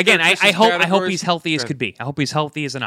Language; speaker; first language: English; native; English